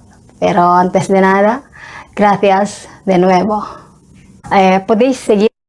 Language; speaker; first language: Spanish; non-native, fluent; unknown